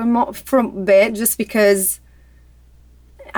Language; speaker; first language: English; non-native, fluent; Portuguese